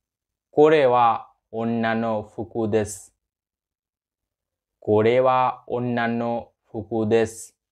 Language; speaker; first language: Japanese; non-native, fluent; Hindi